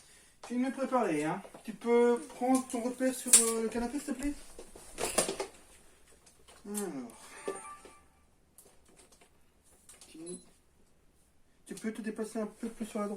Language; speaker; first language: French; native; French